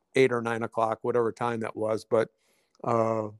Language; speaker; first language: English; native; English